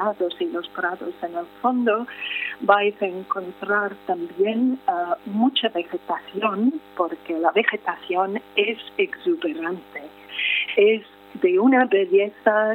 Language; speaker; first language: Spanish; non-native, fluent; English